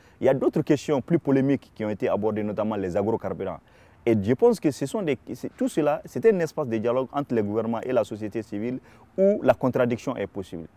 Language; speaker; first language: French; non-native, local second language; Bambara